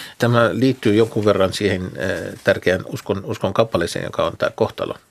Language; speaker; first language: Finnish; non-native, fluent; Arabic